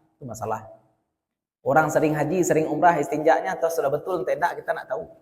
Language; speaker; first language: Malay; non-native, local second language; Minangkabau